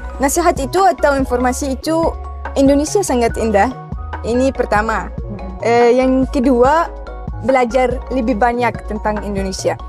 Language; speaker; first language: Indonesian; non-native, learner; Arabic